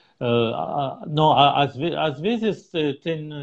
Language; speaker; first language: Portuguese; non-native, learner; Russian